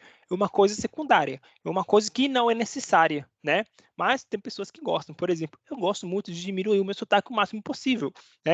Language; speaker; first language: Portuguese; non-native, fluent; Spanish